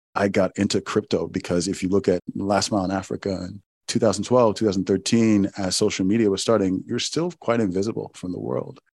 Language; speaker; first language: English; non-native, local second language; Igbo